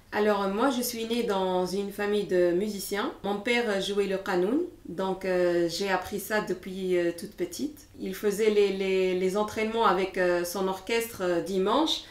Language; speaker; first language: French; non-native, local second language; Arabic